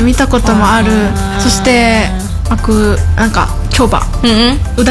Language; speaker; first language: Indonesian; non-native, learner; Japanese